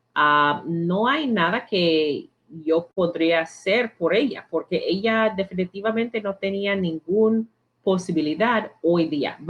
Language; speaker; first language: Spanish; non-native, learner; English